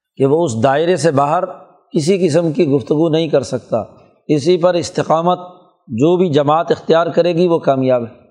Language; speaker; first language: Urdu; non-native, local second language; Punjabi